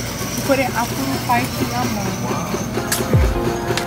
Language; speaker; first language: Japanese; non-native, learner; Portuguese